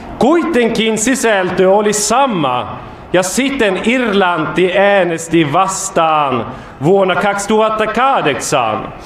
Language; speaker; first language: Finnish; non-native, fluent; Swedish